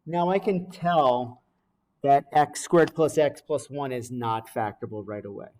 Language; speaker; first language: English; native; English